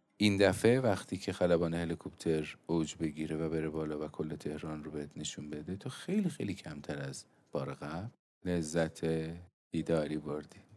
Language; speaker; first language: Persian; native; Persian